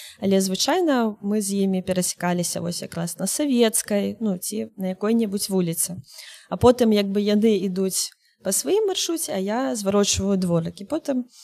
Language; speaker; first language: Belarusian; non-native, local second language; Russian